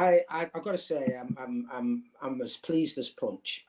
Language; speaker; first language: English; native; English